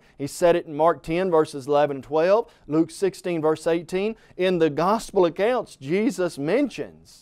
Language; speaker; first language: English; native; English